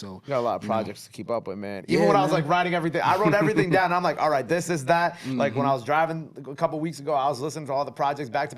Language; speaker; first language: English; native; English